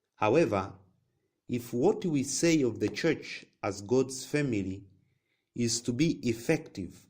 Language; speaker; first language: English; non-native, local second language; Swahili